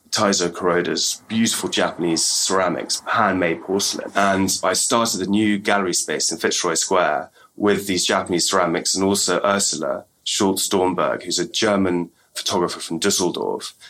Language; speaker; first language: English; native; English